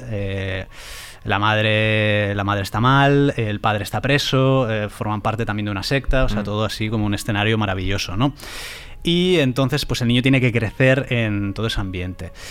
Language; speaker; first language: Spanish; native; Spanish